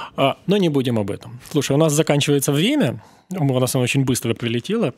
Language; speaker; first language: Russian; native; Russian